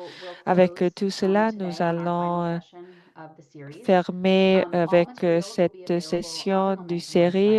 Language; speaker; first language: French; non-native, fluent; English